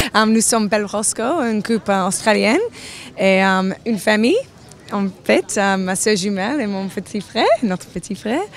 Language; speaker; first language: French; non-native, learner; English